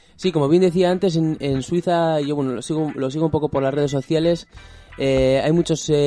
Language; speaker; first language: Spanish; native; Spanish